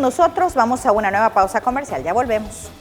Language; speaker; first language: Spanish; native; Spanish